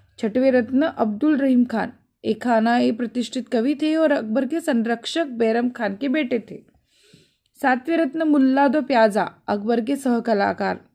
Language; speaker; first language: Hindi; non-native, local second language; Marathi